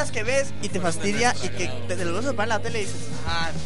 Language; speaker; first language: Spanish; native; Spanish